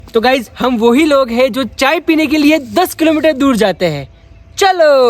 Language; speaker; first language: Hindi; non-native, local second language; Gujarati